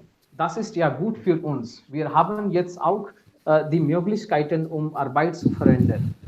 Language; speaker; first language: German; non-native, fluent; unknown